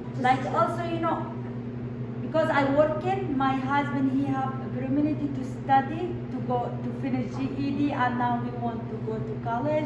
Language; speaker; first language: English; non-native, learner; Arabic